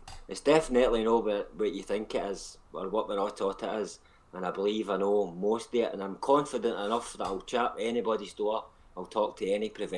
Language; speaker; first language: English; native; English